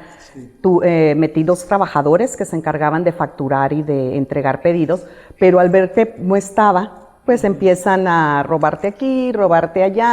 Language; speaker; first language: Spanish; native; Spanish